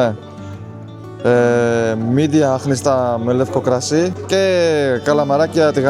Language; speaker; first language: Greek; non-native, learner; Georgian